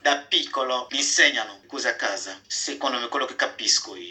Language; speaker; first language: Italian; non-native, fluent; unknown